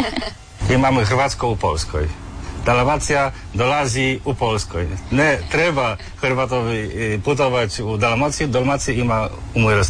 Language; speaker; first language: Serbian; non-native, learner; Polish